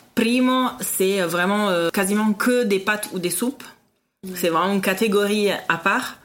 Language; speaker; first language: French; non-native, fluent; Italian